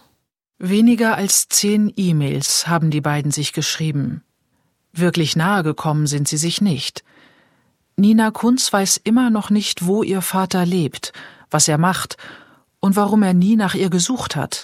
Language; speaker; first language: German; native; German